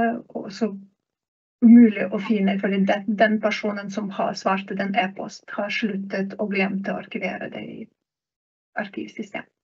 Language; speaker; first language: Norwegian; non-native, fluent; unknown